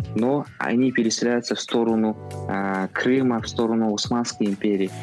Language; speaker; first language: Russian; non-native, local second language; Kazakh